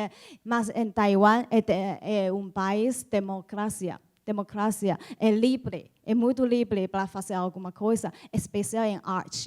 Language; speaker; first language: Portuguese; non-native, learner; Chinese